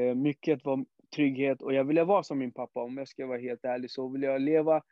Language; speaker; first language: Swedish; early bilingual, other home language; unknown